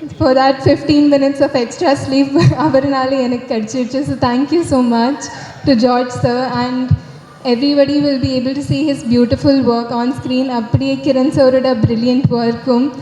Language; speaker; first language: Tamil; non-native, learner; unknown